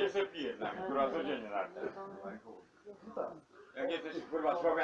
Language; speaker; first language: Polish; native; Polish